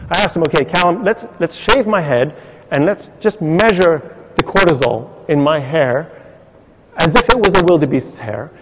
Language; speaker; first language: English; native; English